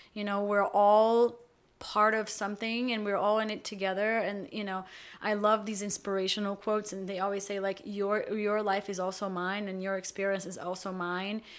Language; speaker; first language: English; non-native, fluent; Portuguese